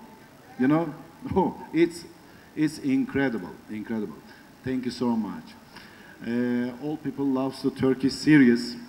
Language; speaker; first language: English; non-native, learner; Turkish